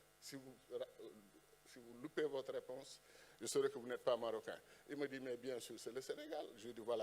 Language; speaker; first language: French; non-native, local second language; Wolof